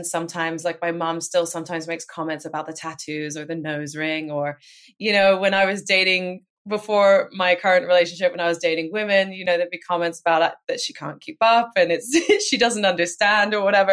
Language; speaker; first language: English; native; English